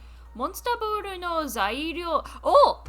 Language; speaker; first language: Japanese; non-native, learner; English